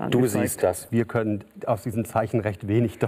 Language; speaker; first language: German; native; German